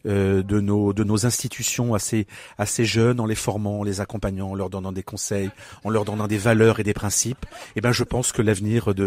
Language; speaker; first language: French; native; French